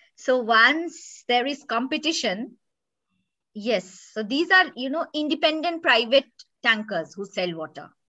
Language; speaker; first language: English; non-native, local second language; Bangla